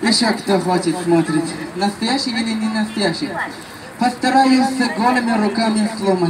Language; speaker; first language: Russian; non-native, learner; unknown